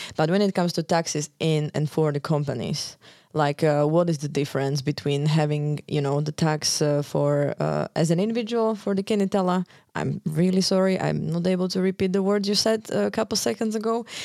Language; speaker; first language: English; non-native, fluent; Slovak